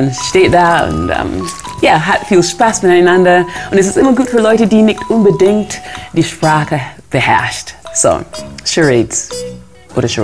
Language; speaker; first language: German; non-native, fluent; English